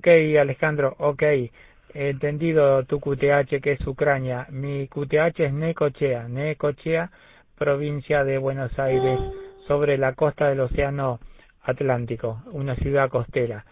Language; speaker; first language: Spanish; native; Spanish